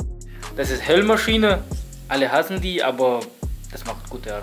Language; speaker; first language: German; non-native, learner; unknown